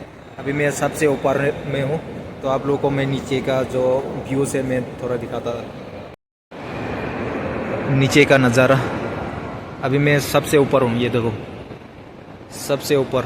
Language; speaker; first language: Hindi; non-native, local second language; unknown